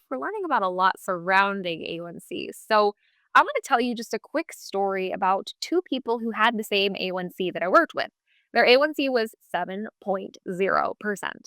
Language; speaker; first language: English; native; English